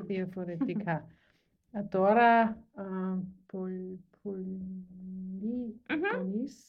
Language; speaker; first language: Greek; non-native, learner; German